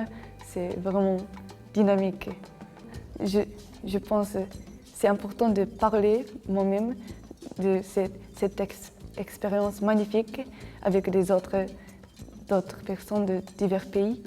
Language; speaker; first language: French; non-native, learner; Japanese